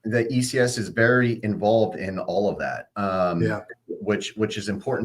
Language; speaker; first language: English; native; English